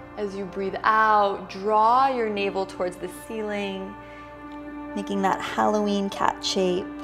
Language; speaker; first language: English; native; English